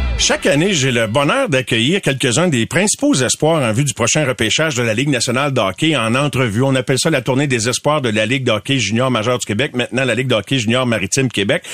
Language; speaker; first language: French; native; French